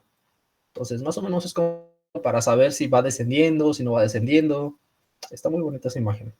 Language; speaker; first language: Spanish; native; Spanish